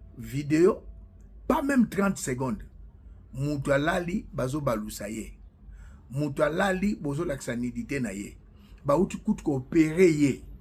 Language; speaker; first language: Lingala; non-native, local second language; Luba-Lulua